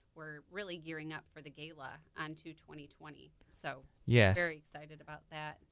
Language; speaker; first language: English; native; English